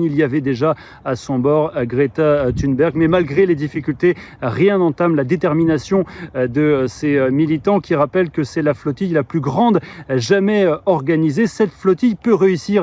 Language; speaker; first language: French; native; French